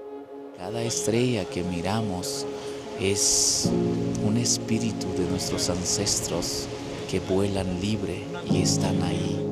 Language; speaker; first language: Spanish; non-native, local second language; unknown